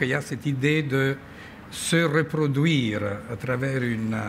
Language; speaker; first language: French; non-native, fluent; Italian